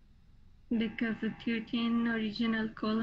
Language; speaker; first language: English; non-native, learner; Spanish